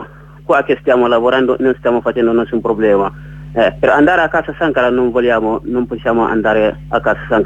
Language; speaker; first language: Italian; non-native, learner; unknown